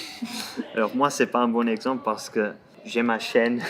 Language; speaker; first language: French; non-native, fluent; Portuguese